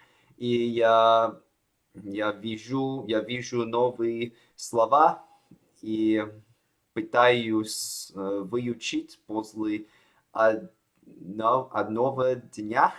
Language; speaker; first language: Russian; non-native, learner; Chinese